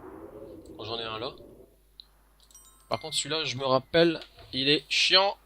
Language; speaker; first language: French; native; French